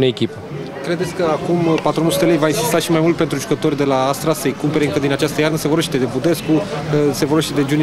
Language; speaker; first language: Romanian; native; Romanian